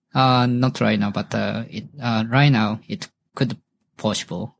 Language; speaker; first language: English; non-native, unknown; Japanese